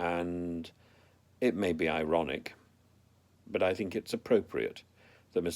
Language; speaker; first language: English; native; English